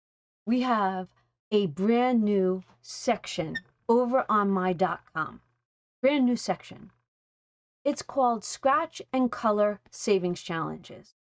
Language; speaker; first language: English; native; English